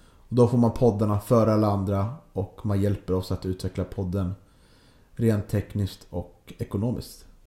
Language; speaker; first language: Swedish; native; Swedish